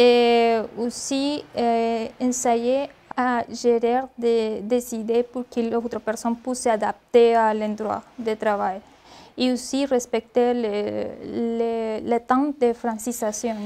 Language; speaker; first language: French; non-native, learner; Spanish